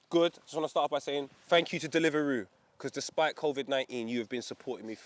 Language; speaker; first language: English; native; English